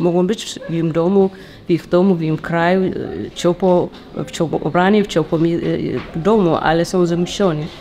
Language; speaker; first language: Polish; non-native, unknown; Tigrinya